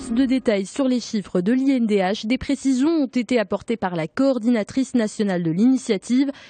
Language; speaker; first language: French; non-native, local second language; Arabic